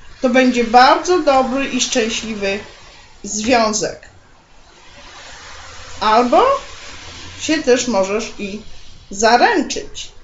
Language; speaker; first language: Polish; native; Polish